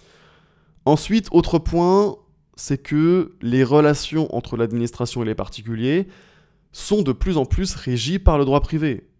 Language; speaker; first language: French; native; French